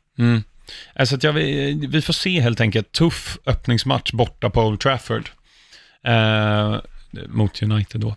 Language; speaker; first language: Swedish; native; Swedish